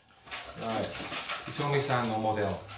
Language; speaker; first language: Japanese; non-native, learner; English